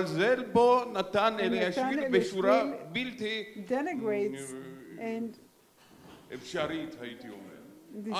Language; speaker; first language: Hebrew; non-native, fluent; Georgian